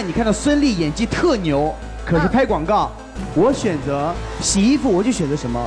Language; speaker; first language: Chinese; native; Chinese